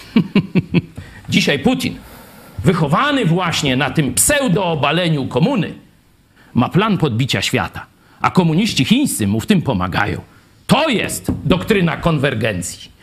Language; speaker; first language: Polish; native; Polish